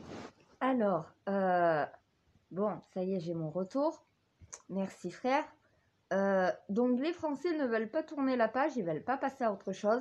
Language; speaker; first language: French; native; French